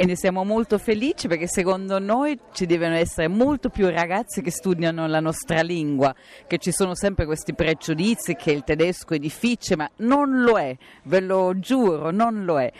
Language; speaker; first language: Italian; non-native, fluent; German